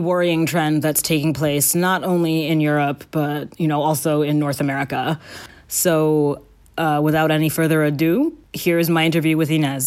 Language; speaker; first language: English; non-native, local second language; Akan